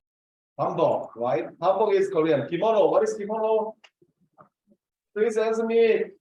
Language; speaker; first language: English; non-native, fluent; Korean